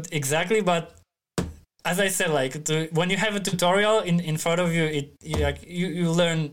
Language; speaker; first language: English; non-native, fluent; Polish